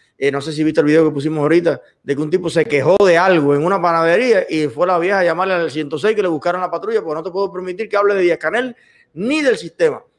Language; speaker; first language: Spanish; native; Spanish